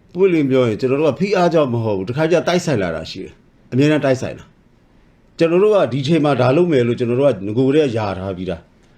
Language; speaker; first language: Burmese; non-native, local second language; S'gaw Karen